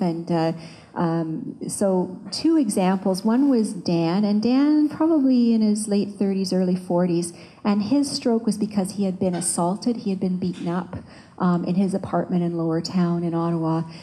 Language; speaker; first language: English; early bilingual, other home language; French